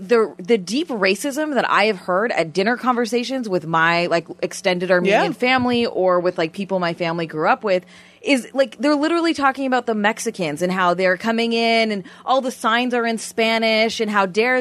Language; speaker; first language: English; non-native, fluent; Armenian